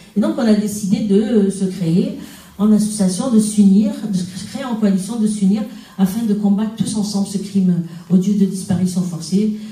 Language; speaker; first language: French; non-native, local second language; Arabic